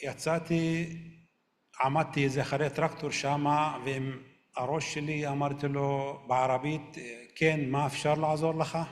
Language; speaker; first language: Hebrew; non-native, local second language; Arabic